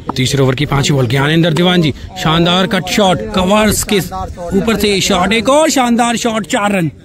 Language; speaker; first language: Hindi; native; Hindi